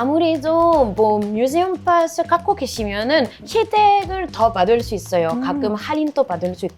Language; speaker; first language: Korean; non-native, fluent; French